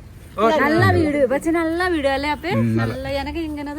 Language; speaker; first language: Malayalam; non-native, learner; Nepali